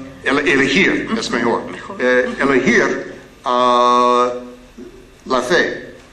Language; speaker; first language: Spanish; non-native, learner; English